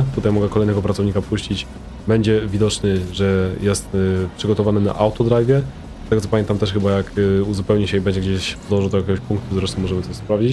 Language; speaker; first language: Polish; native; Polish